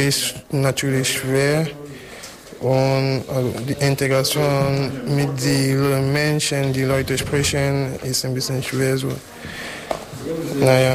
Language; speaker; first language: German; non-native, fluent; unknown